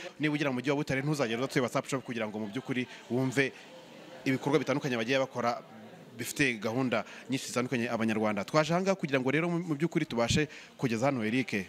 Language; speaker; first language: Kinyarwanda; native; Kinyarwanda